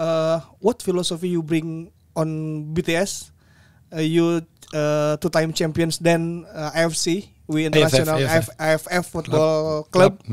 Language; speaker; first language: English; non-native, learner; Indonesian